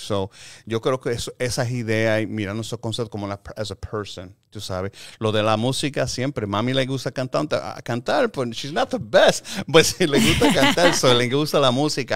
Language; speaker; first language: Spanish; early bilingual, heritage; Spanish